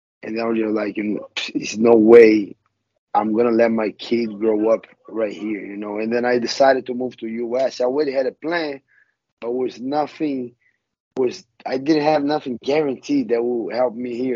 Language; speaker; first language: English; non-native, learner; Portuguese